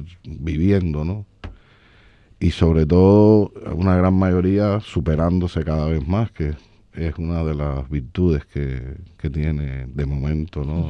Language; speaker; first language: Spanish; native; Spanish